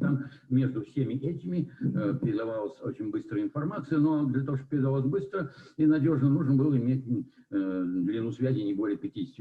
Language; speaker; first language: Russian; native; Russian